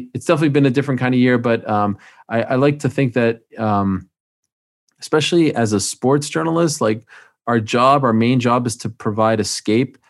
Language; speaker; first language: English; native; English